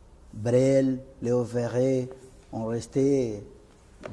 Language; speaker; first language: French; non-native, fluent; Spanish